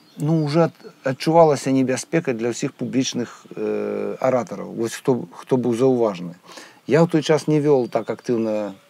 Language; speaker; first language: Belarusian; non-native, local second language; Russian